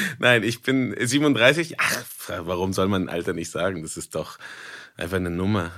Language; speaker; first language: German; non-native, fluent; Spanish